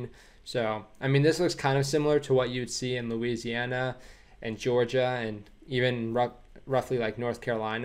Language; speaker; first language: English; native; English